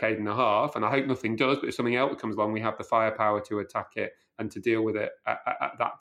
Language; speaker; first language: English; native; English